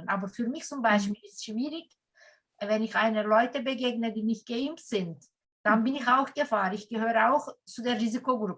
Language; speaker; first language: German; non-native, fluent; Turkish